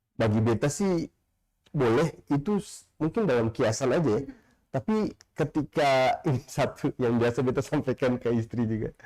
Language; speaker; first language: Indonesian; native; Indonesian